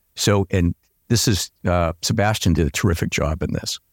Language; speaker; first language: English; native; English